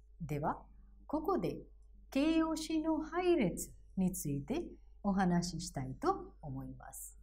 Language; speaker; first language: Japanese; non-native, fluent; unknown